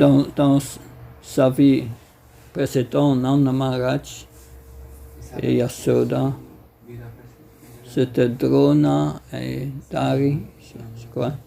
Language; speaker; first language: French; non-native, fluent; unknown